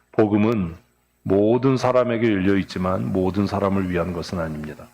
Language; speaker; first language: Korean; native; Korean